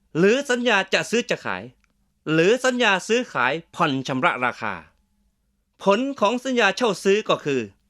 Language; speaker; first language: Thai; native; Thai